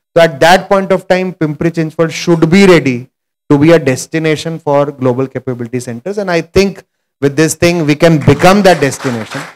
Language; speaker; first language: English; non-native, local second language; Marathi